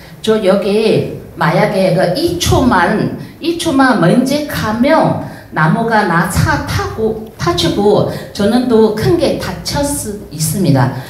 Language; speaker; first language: Korean; non-native, learner; Chinese